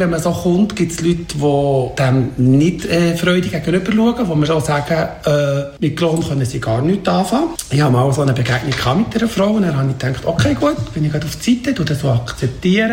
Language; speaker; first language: German; native; German